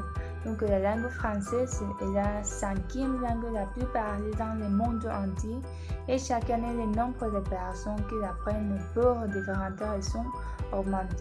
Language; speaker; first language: French; non-native, learner; Spanish